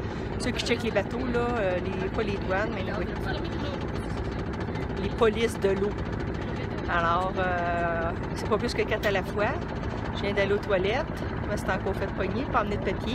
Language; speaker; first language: French; native; French